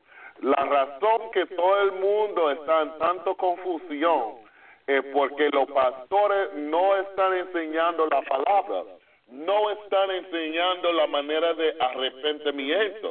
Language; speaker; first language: Spanish; non-native, fluent; English